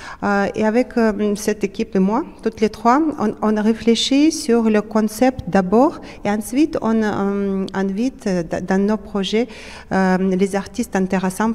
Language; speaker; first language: French; non-native, fluent; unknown